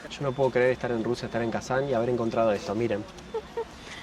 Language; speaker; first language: Spanish; native; Spanish